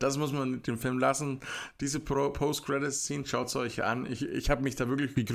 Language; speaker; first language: German; native; German